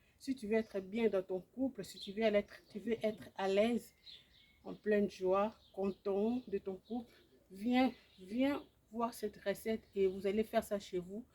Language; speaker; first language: French; non-native, local second language; Lingala